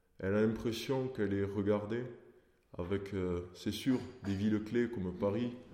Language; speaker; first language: French; early bilingual, other home language; Portuguese